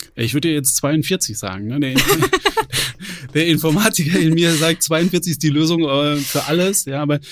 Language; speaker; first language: German; native; German